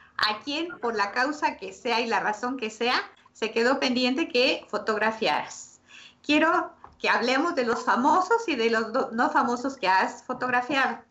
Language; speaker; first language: Spanish; native; Spanish